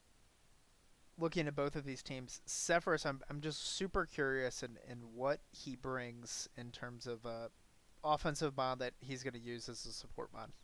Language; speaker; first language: English; native; English